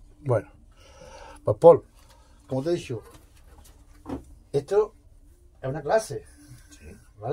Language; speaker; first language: Spanish; native; Spanish